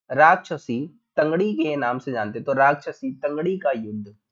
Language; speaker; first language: Hindi; native; Hindi